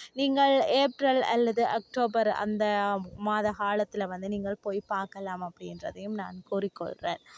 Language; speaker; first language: Tamil; native; Tamil